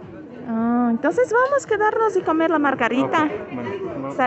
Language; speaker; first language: Spanish; non-native, learner; Portuguese